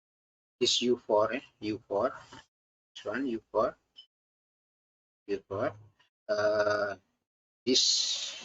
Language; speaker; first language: English; non-native, learner; Indonesian